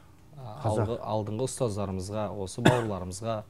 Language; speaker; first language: Kazakh; native; Kazakh